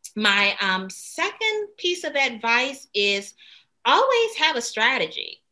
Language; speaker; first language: English; native; English